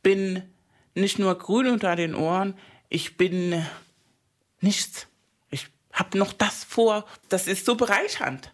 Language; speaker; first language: German; non-native, fluent; Spanish